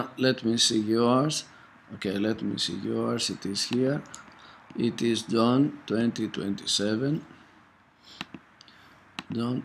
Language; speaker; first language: English; non-native, fluent; Greek